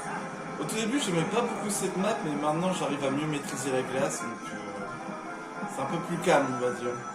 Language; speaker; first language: French; native; French